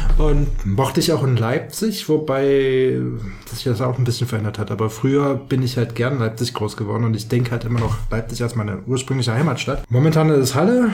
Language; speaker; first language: German; native; German